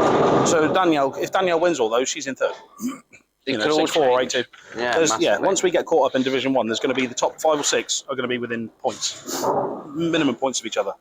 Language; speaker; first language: English; native; English